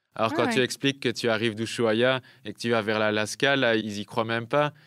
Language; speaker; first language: French; native; French